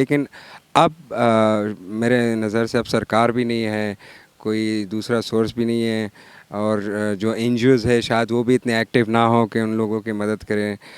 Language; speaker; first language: Hindi; non-native, fluent; Pashto